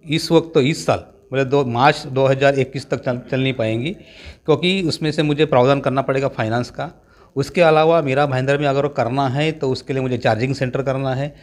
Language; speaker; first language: Hindi; non-native, local second language; Marathi